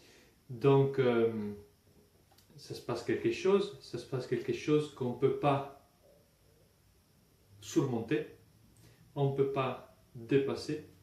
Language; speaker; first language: French; non-native, fluent; Italian